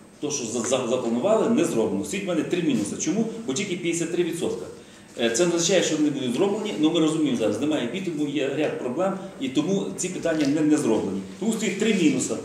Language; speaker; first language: Ukrainian; native; Ukrainian